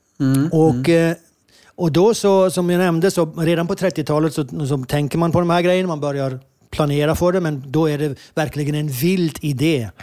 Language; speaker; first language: Swedish; non-native, fluent; Hebrew